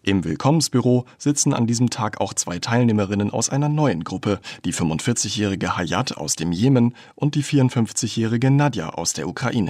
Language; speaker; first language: German; native; German